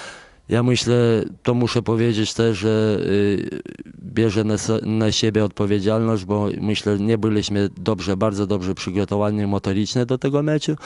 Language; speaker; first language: Polish; non-native, fluent; Lithuanian